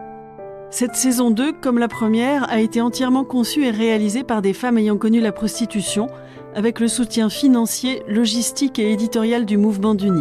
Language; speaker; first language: French; native; French